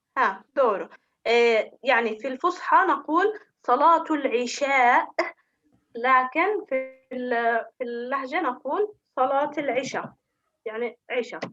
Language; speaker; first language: Turkish; non-native, learner; Arabic